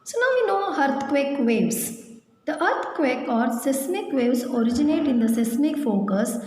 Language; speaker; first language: English; non-native, local second language; Kannada